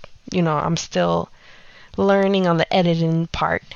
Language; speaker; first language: English; non-native, local second language; Spanish